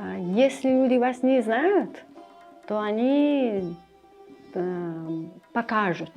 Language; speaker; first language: Russian; non-native, learner; Persian